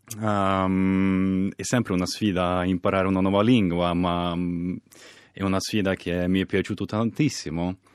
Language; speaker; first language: Italian; non-native, fluent; Swedish